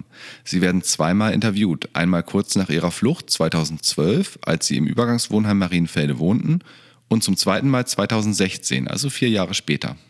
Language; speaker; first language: German; native; German